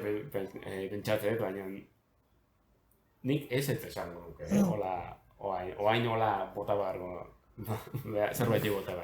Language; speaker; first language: Basque; native; Basque